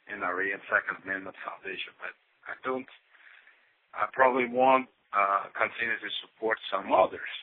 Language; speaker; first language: English; non-native, fluent; Portuguese